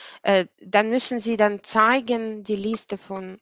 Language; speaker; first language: German; non-native, fluent; Ukrainian